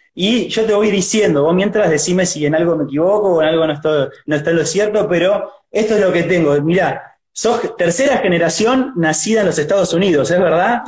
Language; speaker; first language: Spanish; native; Spanish